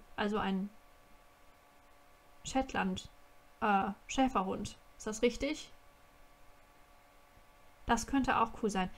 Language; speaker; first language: German; native; German